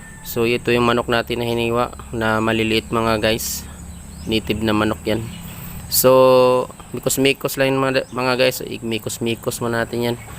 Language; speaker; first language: Filipino; non-native, local second language; Cebuano